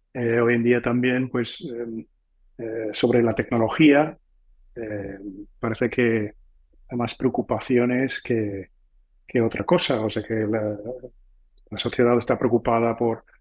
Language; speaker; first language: Spanish; non-native, fluent; English